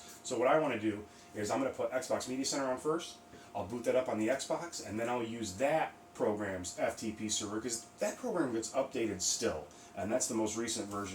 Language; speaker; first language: English; native; English